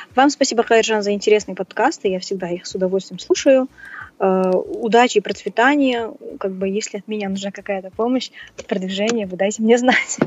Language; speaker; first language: Russian; native; Russian